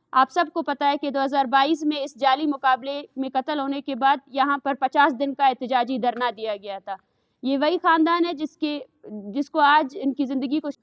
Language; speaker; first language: Urdu; non-native, local second language; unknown